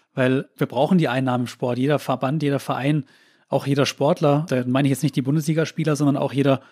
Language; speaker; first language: German; native; German